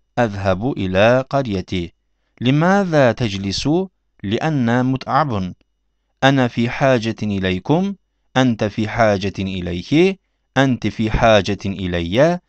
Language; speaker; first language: Arabic; non-native, fluent; Turkish